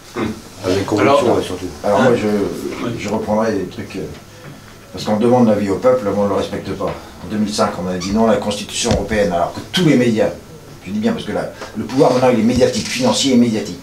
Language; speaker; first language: French; native; French